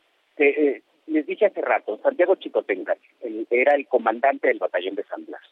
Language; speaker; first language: Spanish; native; Spanish